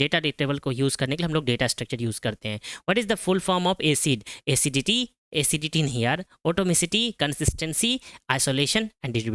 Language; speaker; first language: Hindi; native; Hindi